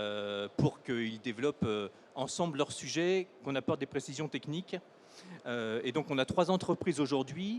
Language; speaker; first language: French; native; French